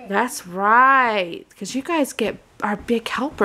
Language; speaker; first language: English; native; English